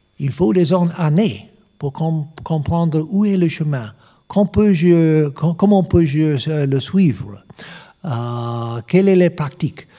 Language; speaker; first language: French; non-native, learner; English